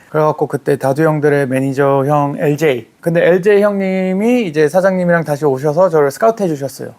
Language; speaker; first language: Korean; early bilingual, heritage; Korean